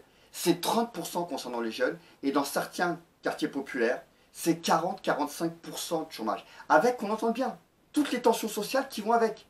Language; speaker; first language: French; native; French